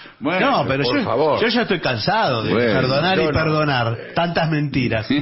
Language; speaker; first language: Spanish; native; Spanish